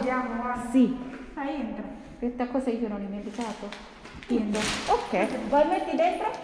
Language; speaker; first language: Italian; non-native, learner; Thai